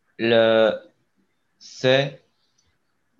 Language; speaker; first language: French; non-native, learner; Spanish